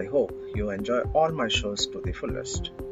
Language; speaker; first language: English; non-native, local second language; Hindi